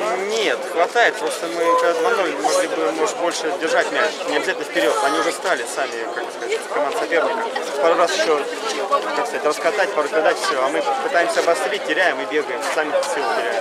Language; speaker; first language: Russian; native; Russian